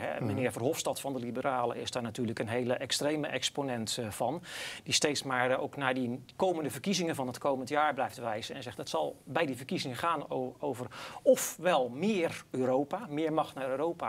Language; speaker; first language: Dutch; native; Dutch